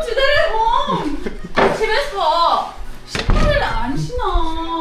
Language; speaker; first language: Korean; non-native, learner; English